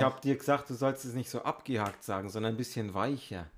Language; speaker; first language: German; native; German